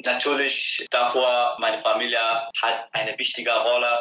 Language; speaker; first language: German; non-native, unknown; Persian